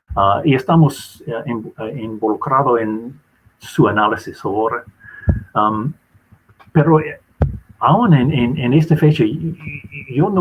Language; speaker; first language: Spanish; non-native, fluent; English